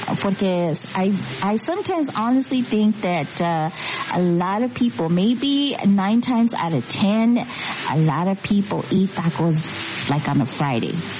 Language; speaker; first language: English; early bilingual, other home language; Spanish